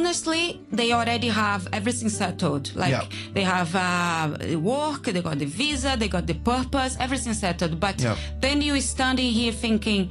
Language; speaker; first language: English; non-native, fluent; Portuguese